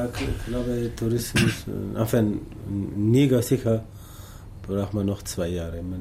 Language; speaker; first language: German; non-native, learner; Tamasheq